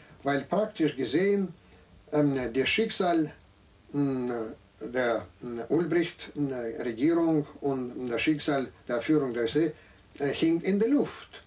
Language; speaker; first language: German; non-native, fluent; Russian